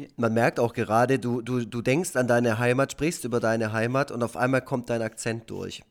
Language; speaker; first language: German; native; German